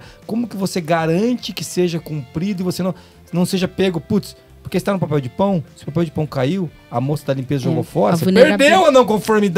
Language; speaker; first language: Portuguese; native; Portuguese